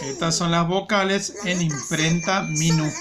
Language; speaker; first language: Spanish; native; Spanish